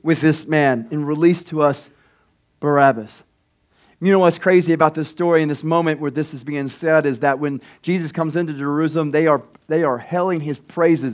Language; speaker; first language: English; native; English